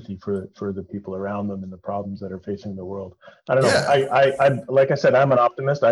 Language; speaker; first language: English; native; English